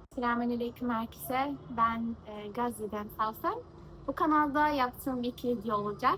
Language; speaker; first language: Turkish; non-native, fluent; Arabic